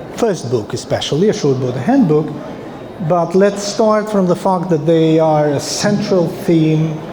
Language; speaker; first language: English; non-native, fluent; Albanian